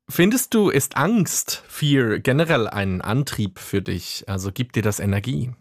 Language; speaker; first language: German; native; German